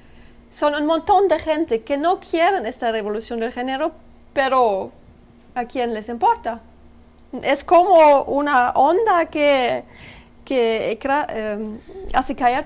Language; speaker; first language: Spanish; non-native, learner; French